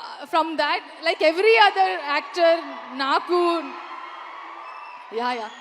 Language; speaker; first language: Telugu; non-native, local second language; Kannada